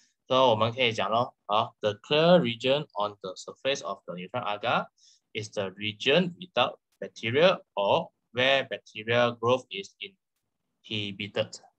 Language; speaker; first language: English; non-native, local second language; Chinese